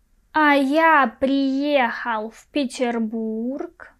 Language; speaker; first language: Russian; non-native, fluent; Persian